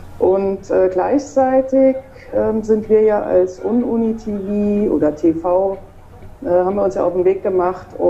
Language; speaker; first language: German; native; German